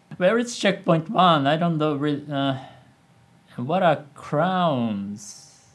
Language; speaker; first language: English; non-native, fluent; Japanese